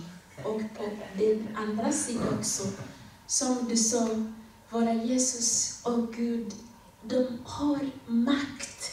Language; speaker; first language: Swedish; non-native, learner; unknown